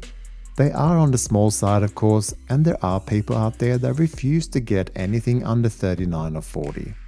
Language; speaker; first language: English; native; English